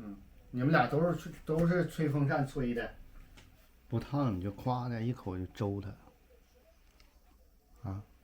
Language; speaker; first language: Chinese; native; Chinese